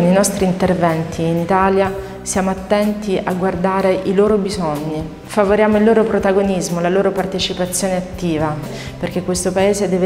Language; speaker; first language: Italian; native; Italian